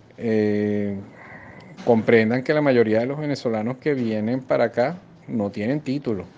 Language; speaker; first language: Spanish; native; Spanish